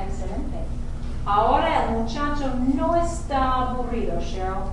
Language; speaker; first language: Spanish; non-native, fluent; English